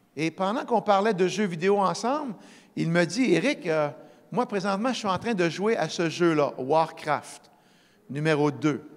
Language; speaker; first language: French; native; French